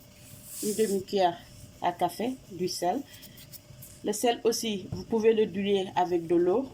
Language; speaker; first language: French; non-native, local second language; Wolof